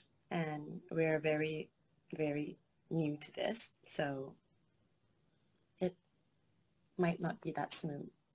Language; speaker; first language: English; non-native, fluent; Thai